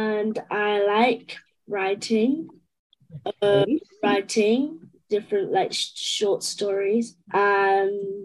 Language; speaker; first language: English; native; English